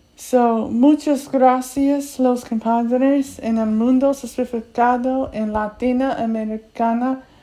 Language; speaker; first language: Spanish; non-native, learner; English